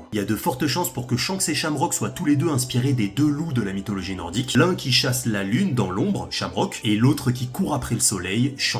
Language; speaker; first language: French; native; French